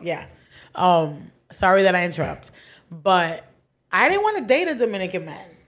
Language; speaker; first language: English; early bilingual, other home language; Spanish